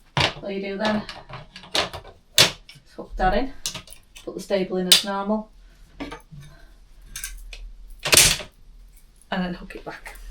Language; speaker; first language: English; native; English